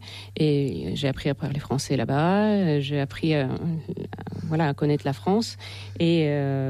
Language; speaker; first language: French; non-native, fluent; Russian